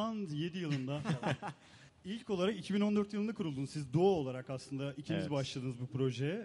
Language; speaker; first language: Turkish; native; Turkish